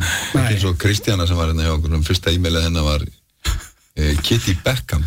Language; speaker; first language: Icelandic; native; Icelandic